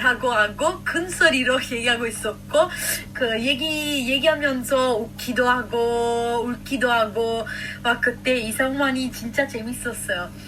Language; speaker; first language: Korean; non-native, learner; Italian